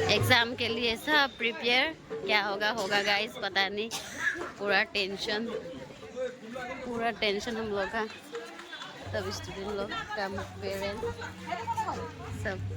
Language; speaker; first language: Hindi; non-native, local second language; Assamese